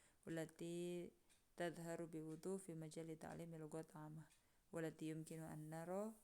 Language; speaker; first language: Arabic; non-native, fluent; Indonesian